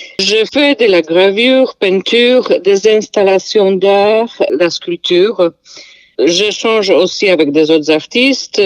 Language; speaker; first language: French; non-native, fluent; Polish